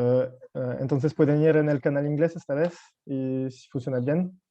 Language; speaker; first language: Spanish; non-native, fluent; French